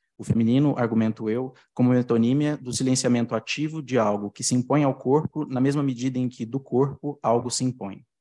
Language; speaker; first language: Portuguese; native; Portuguese